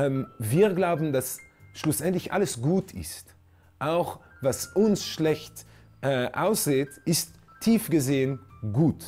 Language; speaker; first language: German; non-native, fluent; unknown